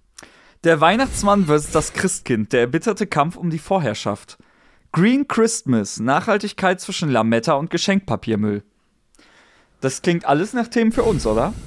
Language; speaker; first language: German; native; German